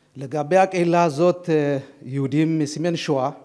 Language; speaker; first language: Hebrew; non-native, fluent; Amharic